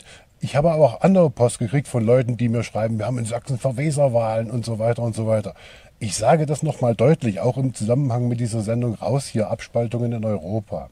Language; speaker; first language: German; native; German